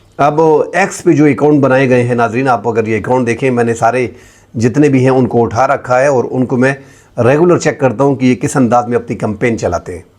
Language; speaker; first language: Urdu; non-native, local second language; Pashto